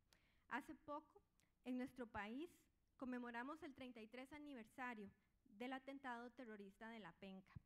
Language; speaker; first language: Spanish; native; Spanish